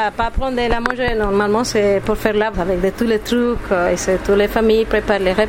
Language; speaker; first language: French; non-native, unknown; Spanish